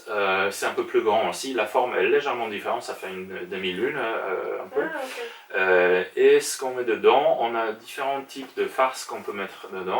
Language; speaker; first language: French; non-native, fluent; Polish